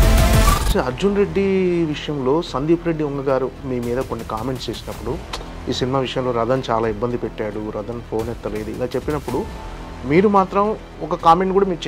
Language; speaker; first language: Telugu; native; Telugu